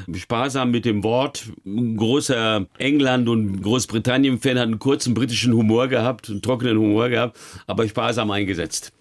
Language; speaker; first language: German; early bilingual, other home language; Hungarian